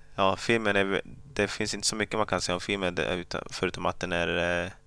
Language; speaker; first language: Swedish; early bilingual, other home language; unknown